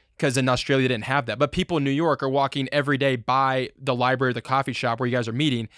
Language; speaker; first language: English; native; English